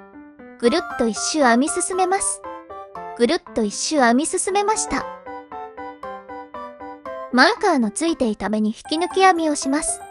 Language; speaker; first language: Japanese; native; Japanese